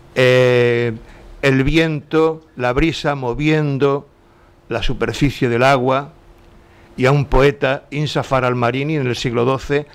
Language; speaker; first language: Spanish; native; Spanish